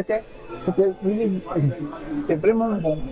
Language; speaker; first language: French; non-native, fluent; Spanish